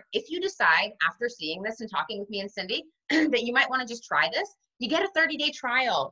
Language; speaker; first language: English; native; English